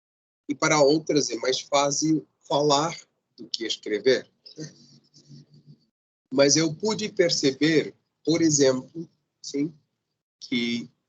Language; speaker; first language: Portuguese; non-native, fluent; Spanish